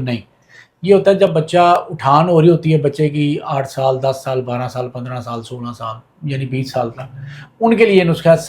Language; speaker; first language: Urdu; non-native, local second language; Punjabi